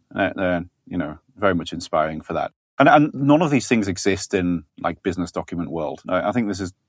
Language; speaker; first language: English; native; English